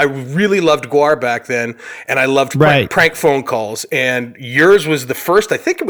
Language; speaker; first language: English; native; English